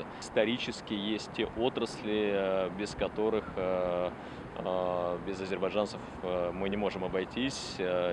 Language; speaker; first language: Russian; native; Russian